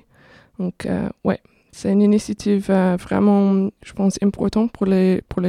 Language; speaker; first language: French; non-native, fluent; English